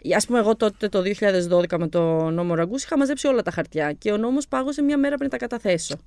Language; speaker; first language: Greek; early bilingual, other home language; Albanian